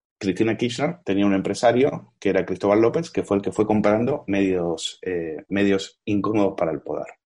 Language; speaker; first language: Spanish; native; Spanish